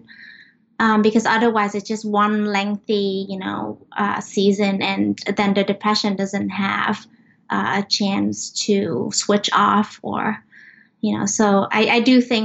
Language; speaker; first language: English; non-native, fluent; Vietnamese